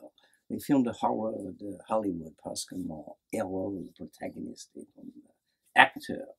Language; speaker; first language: French; non-native, learner; English